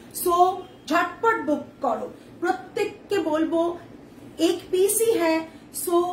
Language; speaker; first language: Hindi; non-native, local second language; Bangla